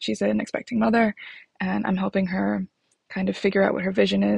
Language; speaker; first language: English; native; English